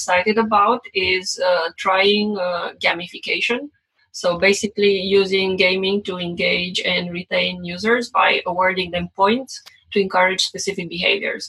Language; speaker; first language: English; non-native, fluent; Romanian